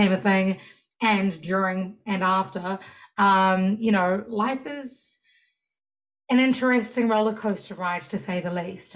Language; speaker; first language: English; native; English